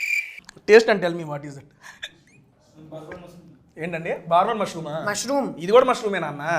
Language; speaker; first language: Telugu; native; Telugu